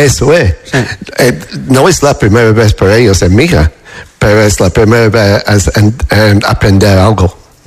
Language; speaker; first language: Spanish; non-native, fluent; English